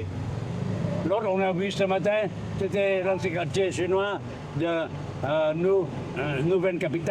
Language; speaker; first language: French; non-native, learner; Thai